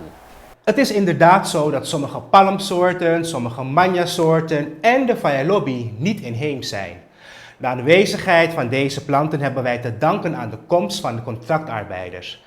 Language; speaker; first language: Dutch; native; Dutch